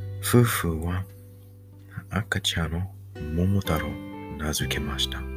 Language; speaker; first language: Japanese; non-native, learner; English